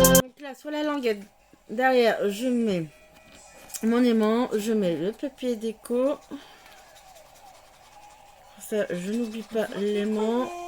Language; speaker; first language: French; native; French